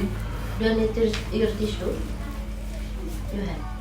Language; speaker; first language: English; non-native, learner; Indonesian